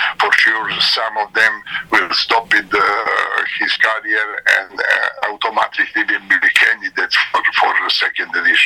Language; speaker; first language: English; non-native, learner; Serbian